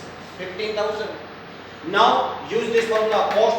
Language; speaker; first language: English; non-native, local second language; Hindi